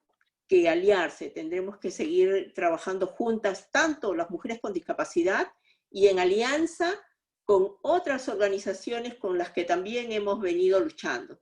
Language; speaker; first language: Spanish; native; Spanish